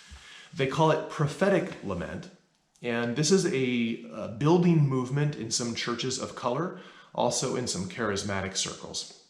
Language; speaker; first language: English; native; English